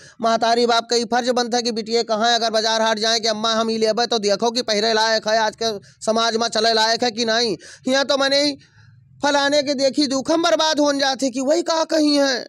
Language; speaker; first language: Hindi; native; Hindi